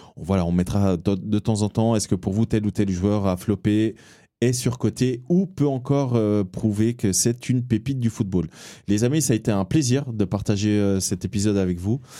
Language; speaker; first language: French; early bilingual, other home language; Portuguese